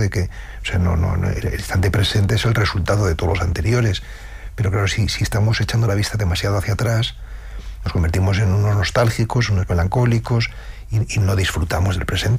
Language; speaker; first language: Spanish; native; Spanish